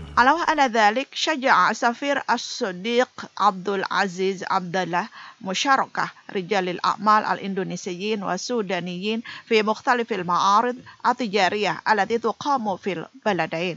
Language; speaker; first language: Arabic; non-native, fluent; Indonesian